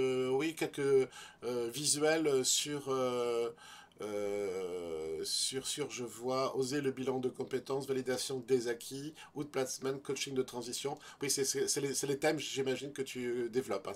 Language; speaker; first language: French; native; French